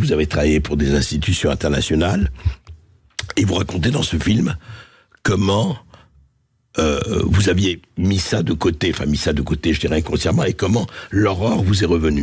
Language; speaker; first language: French; native; French